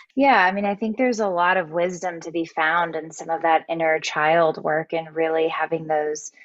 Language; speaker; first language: English; native; English